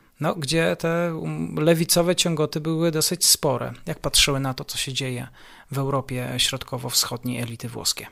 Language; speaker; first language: Polish; native; Polish